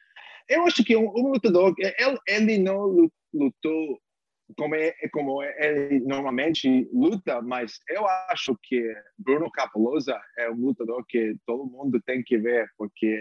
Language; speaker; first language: Portuguese; non-native, learner; English